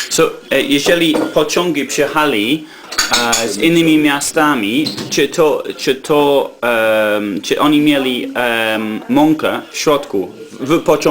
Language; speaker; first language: Polish; non-native, learner; English